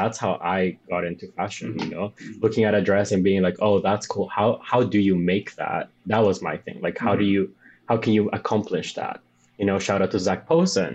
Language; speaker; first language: English; non-native, fluent; Spanish